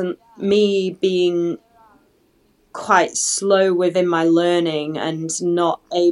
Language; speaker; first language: English; native; English